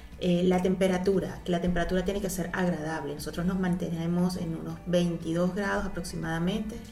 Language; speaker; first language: Spanish; native; Spanish